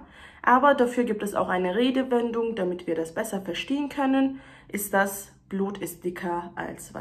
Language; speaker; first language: German; early bilingual, other home language; Turkish